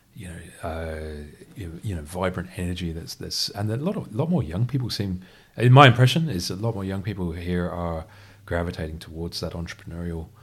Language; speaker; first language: English; native; English